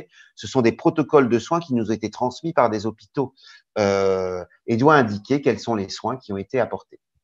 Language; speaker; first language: French; native; French